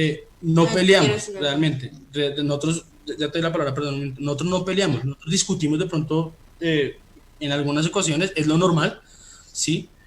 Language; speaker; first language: Spanish; native; Spanish